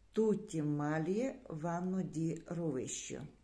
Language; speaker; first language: Italian; non-native, learner; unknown